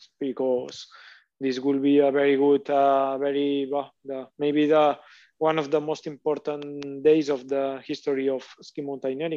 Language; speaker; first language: English; non-native, learner; Catalan